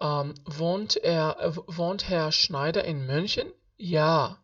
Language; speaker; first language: German; non-native, learner; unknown